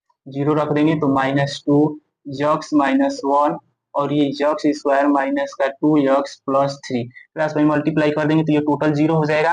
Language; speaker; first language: Hindi; native; Hindi